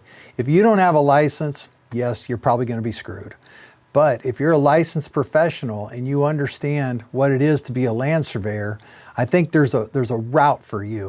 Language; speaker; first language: English; native; English